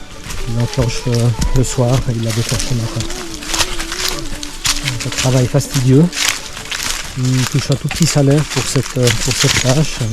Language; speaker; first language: French; native; French